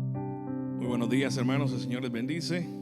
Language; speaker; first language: Spanish; native; Spanish